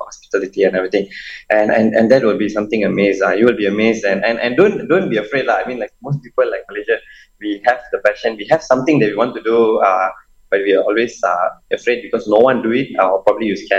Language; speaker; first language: English; non-native, local second language; Tamil